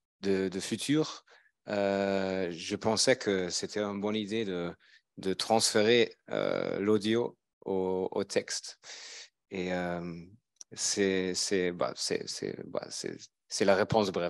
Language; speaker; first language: French; non-native, fluent; German